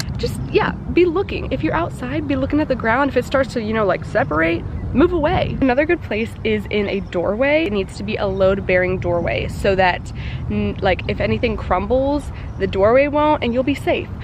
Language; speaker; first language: English; native; English